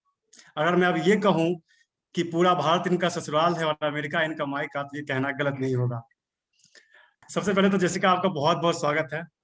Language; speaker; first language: Hindi; native; Hindi